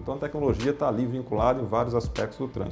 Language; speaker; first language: Portuguese; native; Portuguese